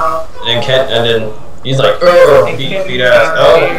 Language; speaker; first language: English; native; English